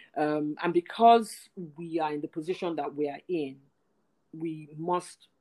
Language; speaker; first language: English; non-native, local second language; Yoruba